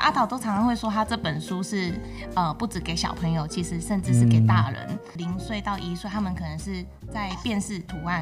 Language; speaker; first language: Chinese; native; Chinese